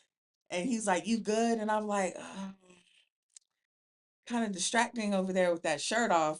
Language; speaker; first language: English; native; English